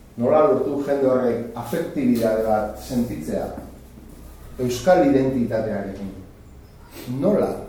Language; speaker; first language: Basque; non-native, local second language; Spanish